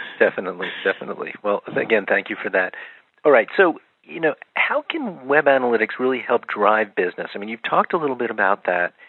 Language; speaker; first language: English; native; English